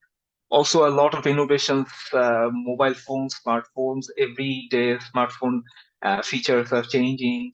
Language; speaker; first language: English; non-native, fluent; Bangla